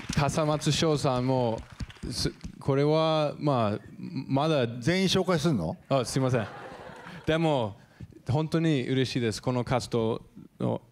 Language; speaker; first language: Japanese; non-native, fluent; English